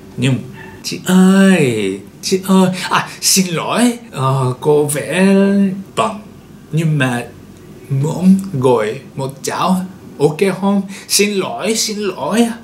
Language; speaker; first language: Vietnamese; non-native, learner; Japanese